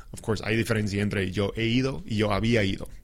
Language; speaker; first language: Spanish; non-native, fluent; English